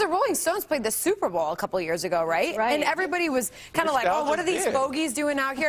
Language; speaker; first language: English; native; English